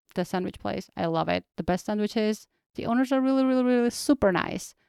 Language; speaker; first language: English; non-native, fluent; Georgian